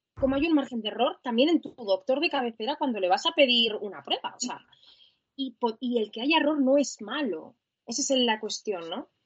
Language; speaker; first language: Spanish; native; Spanish